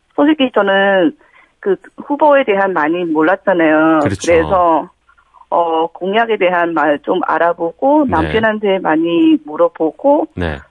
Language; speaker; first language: Korean; non-native, fluent; Vietnamese